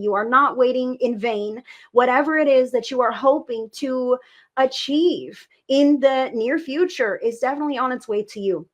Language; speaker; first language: English; native; English